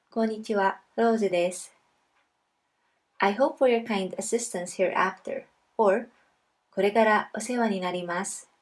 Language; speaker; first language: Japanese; non-native, fluent; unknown